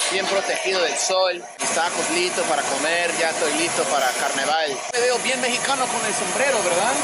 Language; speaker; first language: Spanish; non-native, fluent; English